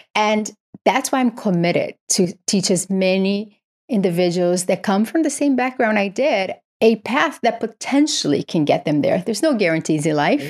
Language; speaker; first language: English; non-native, fluent; Portuguese